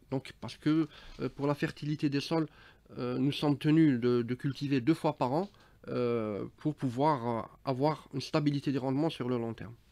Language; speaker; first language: French; non-native, local second language; Arabic